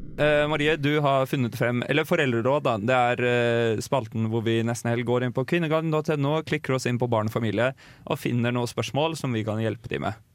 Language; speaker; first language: Norwegian; native; Norwegian